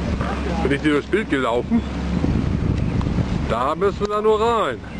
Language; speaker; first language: German; native; German